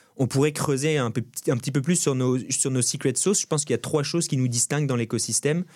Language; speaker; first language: French; native; French